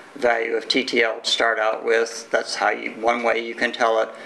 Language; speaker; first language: English; native; English